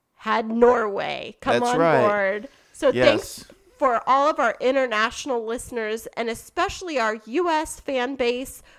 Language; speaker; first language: English; native; English